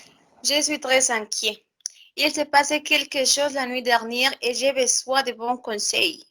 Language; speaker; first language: French; non-native, learner; Spanish